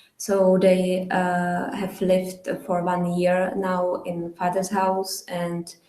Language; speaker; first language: English; non-native, fluent; Czech